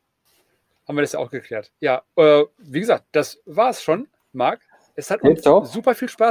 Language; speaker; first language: German; native; German